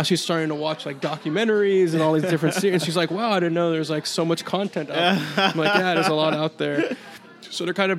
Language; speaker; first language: English; native; English